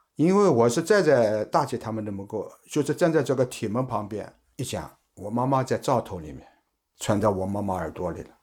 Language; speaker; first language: Chinese; native; Chinese